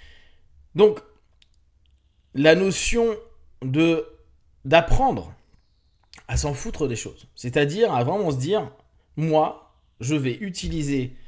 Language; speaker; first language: French; native; French